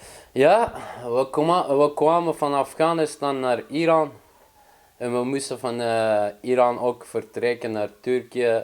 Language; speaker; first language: Dutch; non-native, learner; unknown